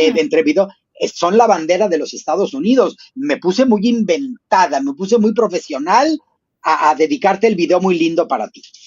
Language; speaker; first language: Spanish; native; Spanish